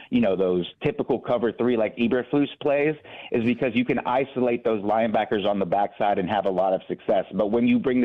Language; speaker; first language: English; native; English